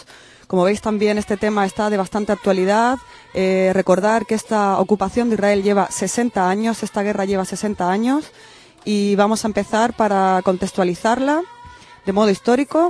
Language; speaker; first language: Spanish; native; Spanish